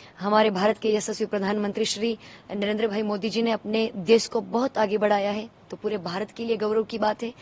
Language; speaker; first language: Hindi; non-native, local second language; Gujarati